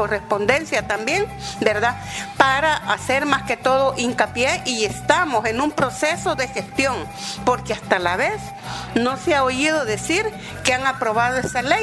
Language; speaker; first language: Spanish; native; Spanish